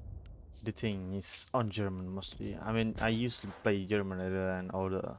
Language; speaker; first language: English; non-native, learner; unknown